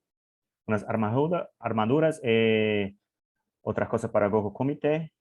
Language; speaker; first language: Spanish; non-native, learner; English